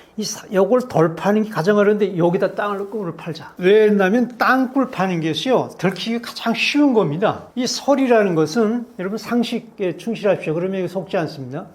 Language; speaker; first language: Korean; native; Korean